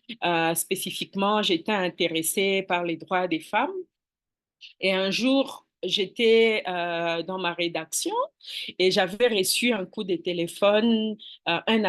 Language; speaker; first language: French; non-native, local second language; Swahili